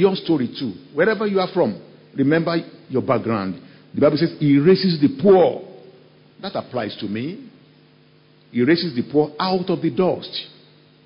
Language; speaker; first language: English; non-native, local second language; Yoruba